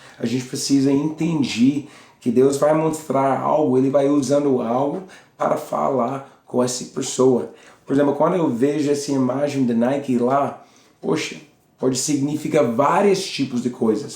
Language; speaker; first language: Portuguese; non-native, learner; English